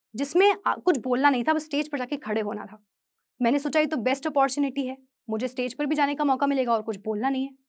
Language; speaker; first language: Hindi; native; Hindi